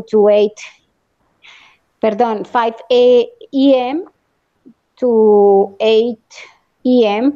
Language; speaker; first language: English; non-native, learner; Spanish